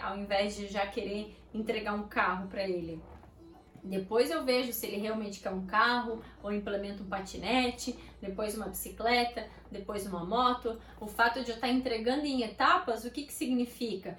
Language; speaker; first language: Portuguese; native; Portuguese